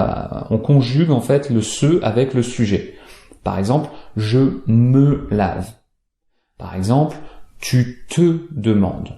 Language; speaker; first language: French; native; French